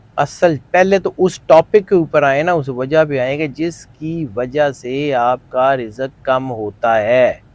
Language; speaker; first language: Urdu; non-native, local second language; Punjabi